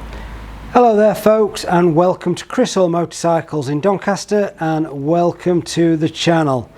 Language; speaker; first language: English; native; English